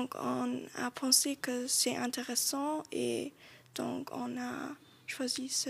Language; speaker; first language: French; non-native, local second language; Luxembourgish